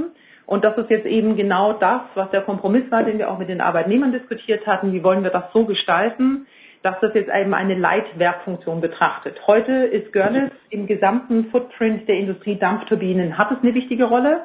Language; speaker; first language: German; native; German